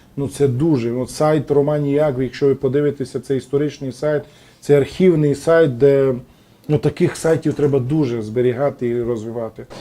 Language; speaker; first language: Ukrainian; non-native, local second language; Romany